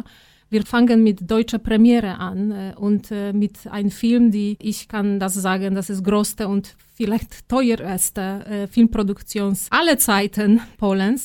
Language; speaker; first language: German; non-native, fluent; Polish